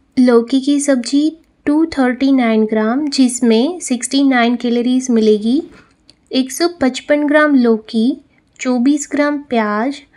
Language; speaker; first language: Hindi; non-native, local second language; Gujarati